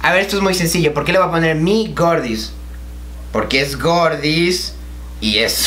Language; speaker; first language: Spanish; native; Spanish